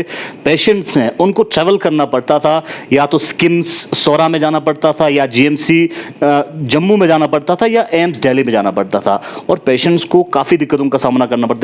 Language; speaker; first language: Hindi; non-native, local second language; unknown